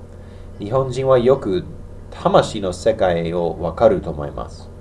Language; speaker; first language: Japanese; non-native, learner; English